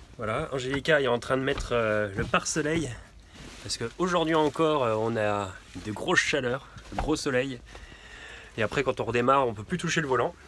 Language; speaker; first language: French; native; French